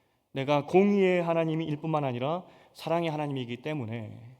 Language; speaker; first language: Korean; native; Korean